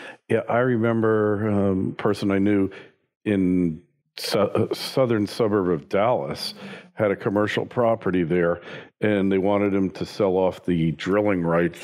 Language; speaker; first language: English; native; English